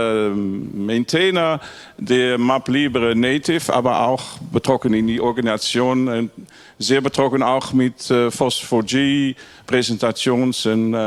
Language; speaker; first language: German; non-native, learner; Dutch